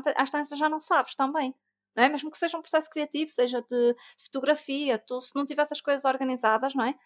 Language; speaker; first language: Portuguese; native; Portuguese